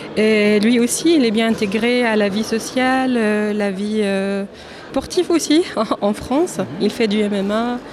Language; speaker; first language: French; non-native, fluent; Arabic